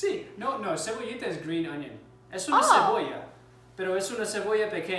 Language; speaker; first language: Spanish; non-native, fluent; English